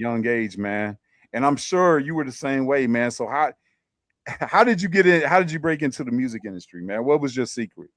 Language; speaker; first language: English; native; English